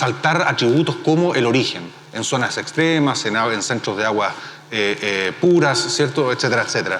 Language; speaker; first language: Spanish; native; Spanish